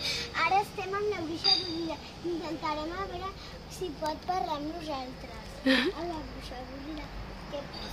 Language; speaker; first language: Catalan; non-native, local second language; Arabic